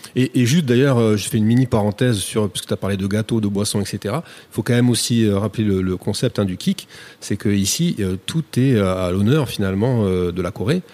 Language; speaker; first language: French; native; French